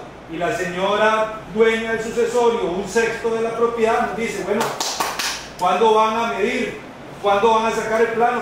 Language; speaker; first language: Spanish; native; Spanish